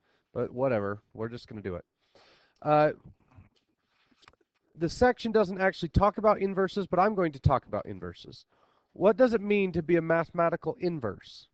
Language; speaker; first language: English; native; English